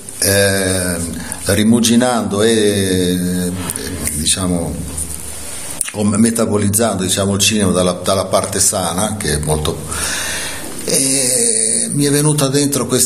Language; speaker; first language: Italian; native; Italian